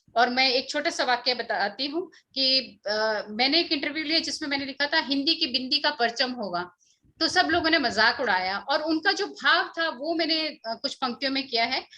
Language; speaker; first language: Hindi; native; Hindi